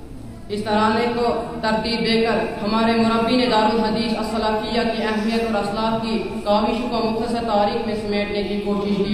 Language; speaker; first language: Hindi; native; Hindi